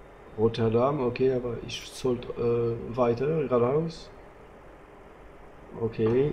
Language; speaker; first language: German; non-native, fluent; French